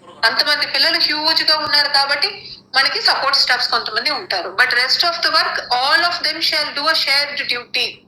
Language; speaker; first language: English; non-native, local second language; Telugu